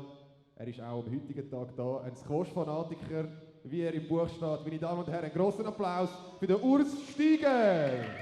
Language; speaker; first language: German; native; German